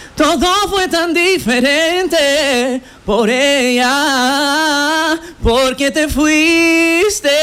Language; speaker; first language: Spanish; non-native, fluent; English